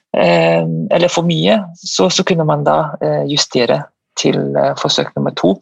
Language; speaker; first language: Norwegian; non-native, fluent; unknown